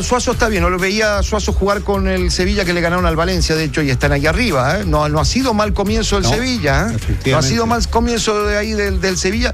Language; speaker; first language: Spanish; native; Spanish